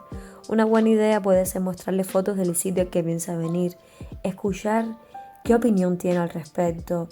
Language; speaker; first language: Spanish; native; Spanish